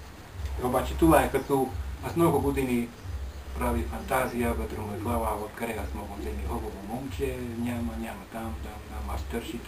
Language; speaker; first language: Bulgarian; non-native, learner; Finnish